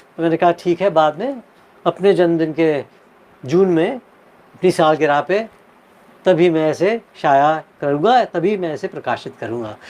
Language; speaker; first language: Hindi; native; Hindi